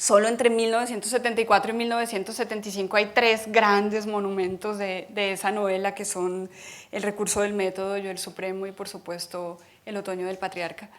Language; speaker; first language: Spanish; native; Spanish